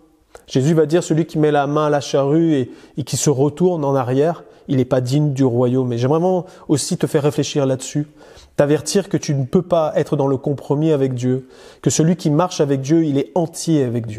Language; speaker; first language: French; native; French